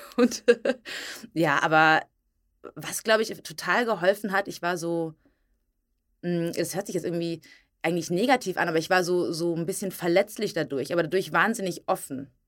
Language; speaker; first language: German; native; German